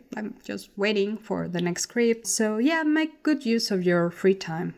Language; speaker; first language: English; non-native, fluent; Spanish